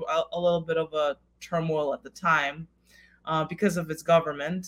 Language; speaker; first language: English; non-native, fluent; Russian